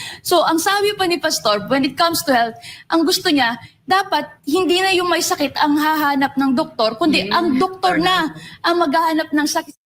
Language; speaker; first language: Filipino; native; Filipino